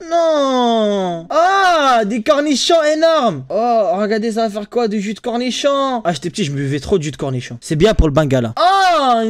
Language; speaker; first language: French; early bilingual, other home language; Arabic